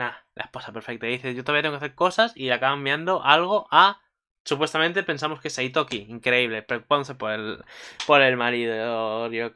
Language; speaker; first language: Spanish; native; Spanish